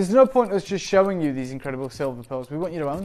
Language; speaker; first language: English; native; English